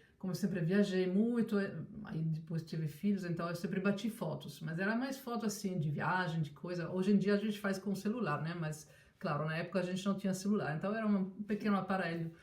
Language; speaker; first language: Portuguese; non-native, fluent; Italian